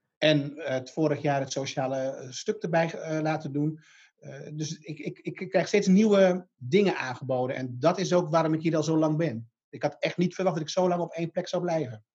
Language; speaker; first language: Dutch; native; Dutch